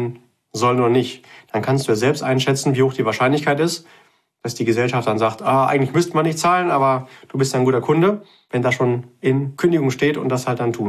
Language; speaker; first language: German; native; German